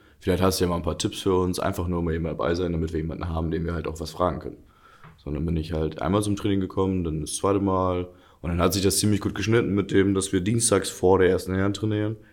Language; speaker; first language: German; early bilingual, other home language; Russian